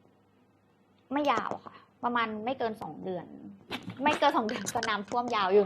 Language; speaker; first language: Thai; native; Thai